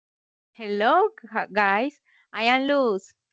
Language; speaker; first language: English; non-native, learner; Spanish